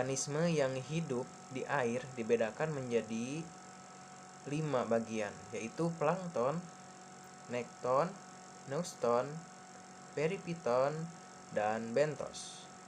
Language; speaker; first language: Indonesian; native; Indonesian